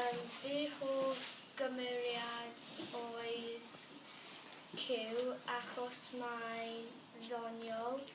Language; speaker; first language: Welsh; non-native, learner; English